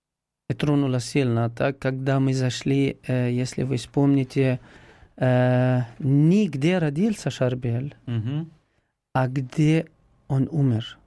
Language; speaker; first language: Russian; non-native, fluent; Arabic